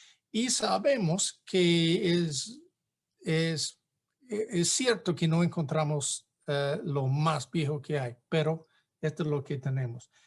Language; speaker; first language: Spanish; non-native, fluent; English